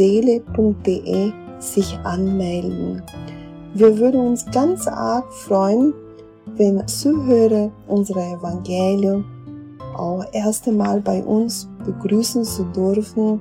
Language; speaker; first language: German; non-native, fluent; Portuguese